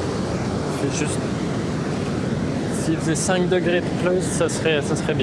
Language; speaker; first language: French; native; French